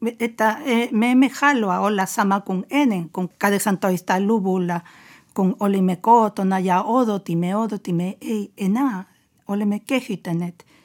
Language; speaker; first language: Finnish; non-native, fluent; Spanish